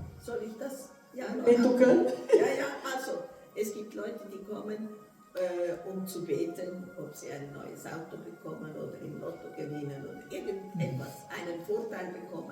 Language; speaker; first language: German; non-native, fluent; Portuguese